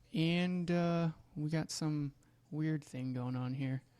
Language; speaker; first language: English; native; English